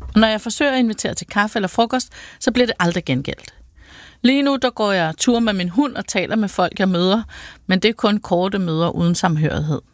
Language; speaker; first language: Danish; native; Danish